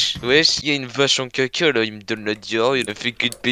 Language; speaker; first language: French; native; French